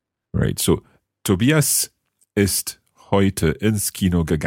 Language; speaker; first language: German; non-native, fluent; English